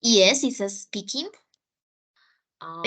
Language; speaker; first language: English; non-native, fluent; Spanish